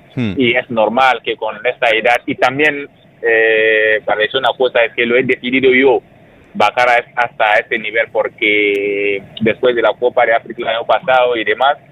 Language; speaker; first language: Spanish; non-native, fluent; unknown